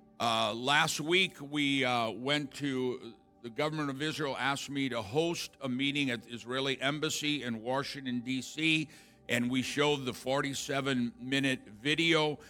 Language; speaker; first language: English; native; English